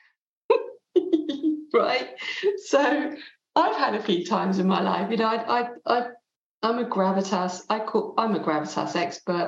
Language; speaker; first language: English; non-native, local second language; French